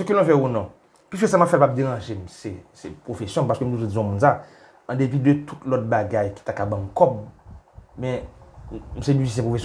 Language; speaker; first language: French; non-native, local second language; Haitian Creole